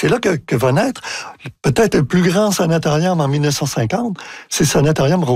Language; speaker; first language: French; native; French